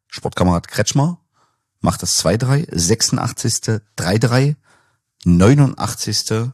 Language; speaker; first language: German; native; German